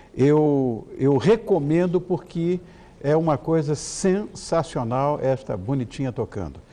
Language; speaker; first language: Portuguese; native; Portuguese